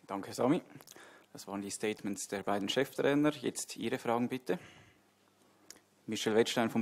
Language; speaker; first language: German; native; German